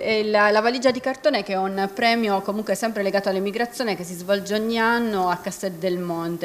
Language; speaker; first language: Italian; native; Italian